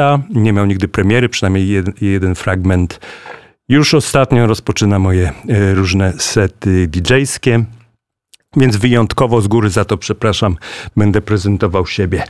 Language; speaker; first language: Polish; native; Polish